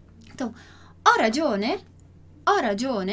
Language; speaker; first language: Italian; non-native, fluent; Portuguese